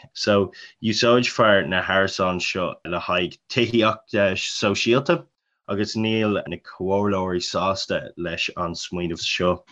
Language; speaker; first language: Irish; non-native, local second language; English